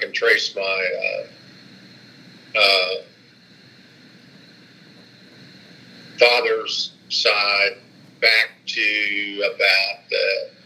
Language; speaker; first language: English; native; English